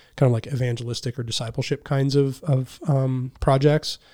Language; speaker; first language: English; native; English